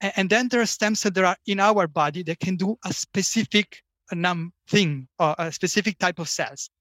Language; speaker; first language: English; non-native, fluent; Italian